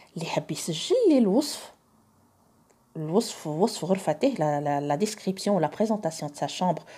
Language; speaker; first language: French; non-native, local second language; Arabic